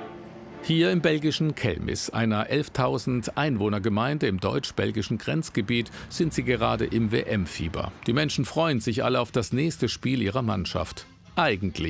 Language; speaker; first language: German; native; German